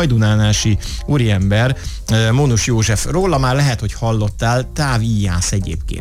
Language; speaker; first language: Hungarian; native; Hungarian